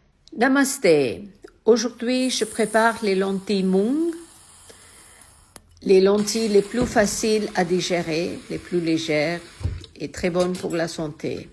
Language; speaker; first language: French; non-native, fluent; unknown